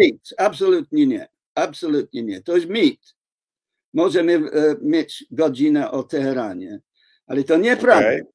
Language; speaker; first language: Polish; non-native, fluent; English